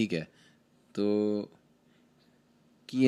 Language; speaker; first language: Spanish; non-native, learner; Hindi